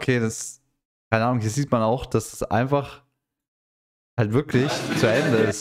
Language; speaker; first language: German; native; German